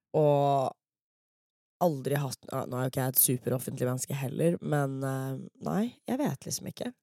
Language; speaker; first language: Norwegian; early bilingual, other home language; English